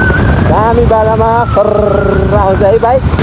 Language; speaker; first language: Nepali; native; Nepali